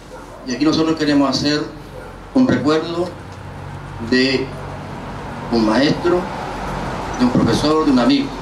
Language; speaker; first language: Spanish; native; Spanish